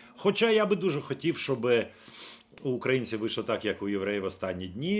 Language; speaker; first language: Ukrainian; native; Ukrainian